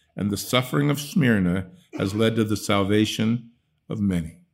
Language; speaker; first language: English; early bilingual, other home language; Dutch